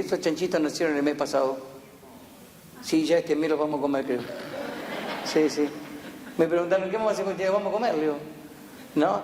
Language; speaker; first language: Spanish; native; Spanish